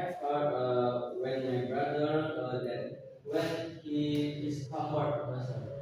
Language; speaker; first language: English; non-native, learner; Indonesian